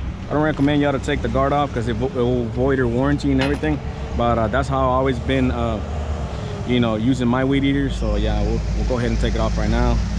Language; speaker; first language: English; early bilingual, other home language; Spanish